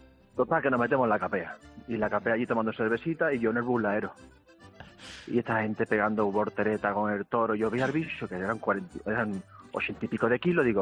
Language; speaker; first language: Spanish; native; Spanish